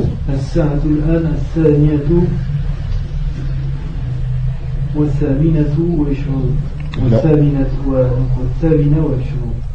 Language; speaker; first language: Arabic; non-native, learner; French